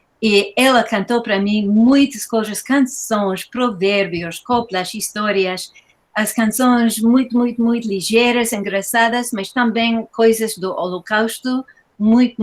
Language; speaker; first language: Portuguese; non-native, fluent; English